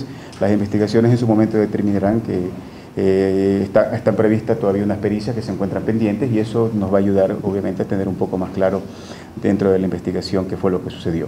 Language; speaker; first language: Spanish; native; Spanish